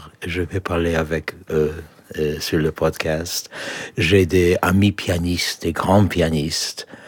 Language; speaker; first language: French; non-native, fluent; English